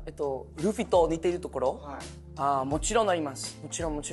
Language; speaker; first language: Japanese; non-native, learner; Spanish